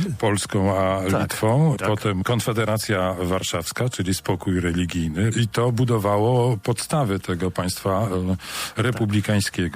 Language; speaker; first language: Polish; native; Polish